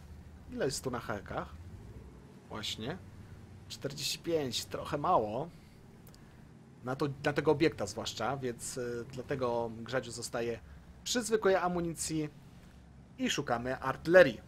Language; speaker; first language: Polish; native; Polish